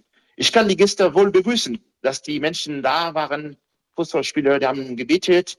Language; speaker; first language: German; non-native, fluent; Haitian Creole